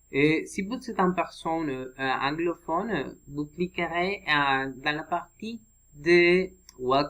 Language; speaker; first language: French; non-native, learner; Spanish